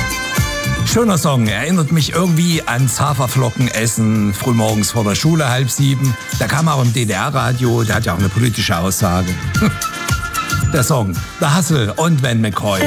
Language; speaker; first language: German; native; German